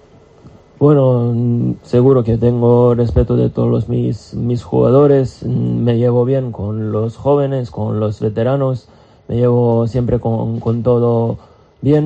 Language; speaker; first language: Spanish; non-native, fluent; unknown